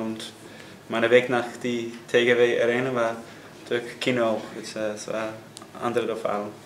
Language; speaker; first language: German; non-native, fluent; English